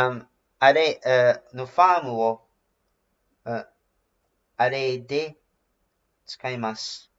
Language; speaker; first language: Japanese; non-native, learner; English